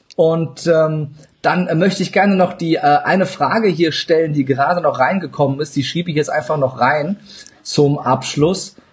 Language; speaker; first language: German; early bilingual, other home language; Turkish